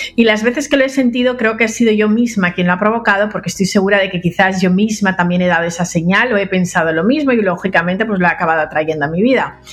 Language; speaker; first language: Spanish; early bilingual, other home language; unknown